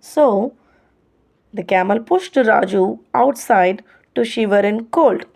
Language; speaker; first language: English; non-native, local second language; Tamil